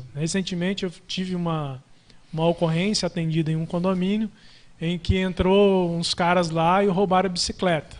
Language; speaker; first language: Portuguese; native; Portuguese